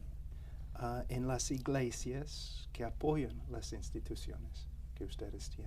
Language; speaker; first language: Spanish; non-native, fluent; English